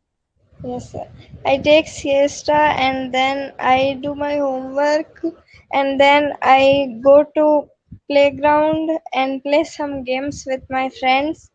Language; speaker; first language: English; non-native, learner; Hindi